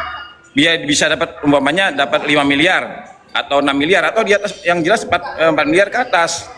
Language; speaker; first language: Indonesian; native; Indonesian